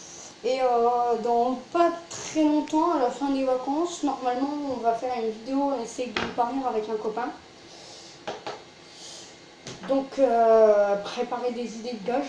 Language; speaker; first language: French; native; French